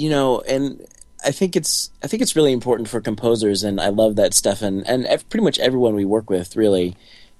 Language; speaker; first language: English; native; English